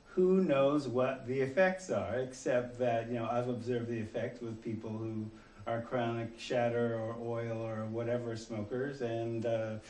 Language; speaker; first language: English; native; English